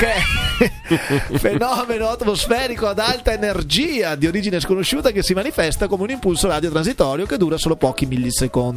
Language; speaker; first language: Italian; native; Italian